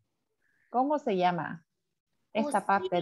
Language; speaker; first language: Spanish; non-native, fluent; Vietnamese